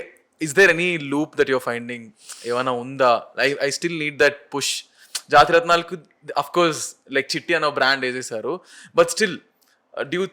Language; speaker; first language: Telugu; native; Telugu